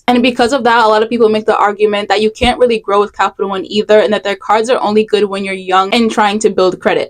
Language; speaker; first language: English; native; English